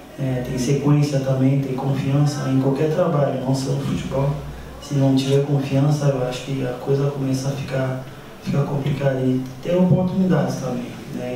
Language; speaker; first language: Portuguese; non-native, fluent; French